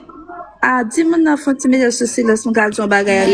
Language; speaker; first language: French; non-native, learner; Haitian Creole